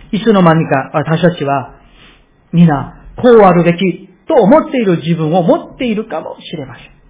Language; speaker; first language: Japanese; non-native, fluent; Korean